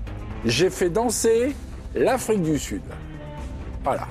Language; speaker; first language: French; native; French